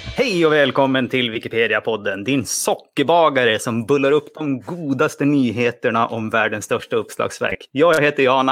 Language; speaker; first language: Swedish; native; Swedish